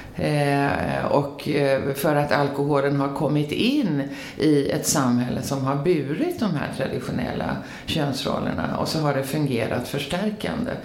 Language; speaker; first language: Swedish; native; Swedish